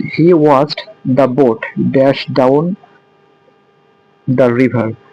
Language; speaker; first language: English; non-native, local second language; Bangla